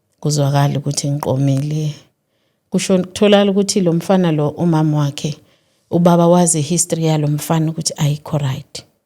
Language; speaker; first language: Zulu; native; Zulu